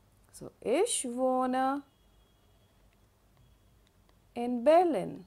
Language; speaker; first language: German; non-native, fluent; Hindi